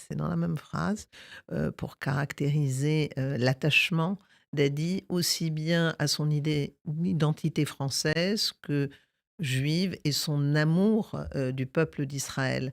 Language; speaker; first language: French; native; French